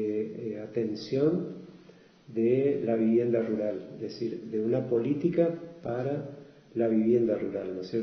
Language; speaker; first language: Spanish; native; Spanish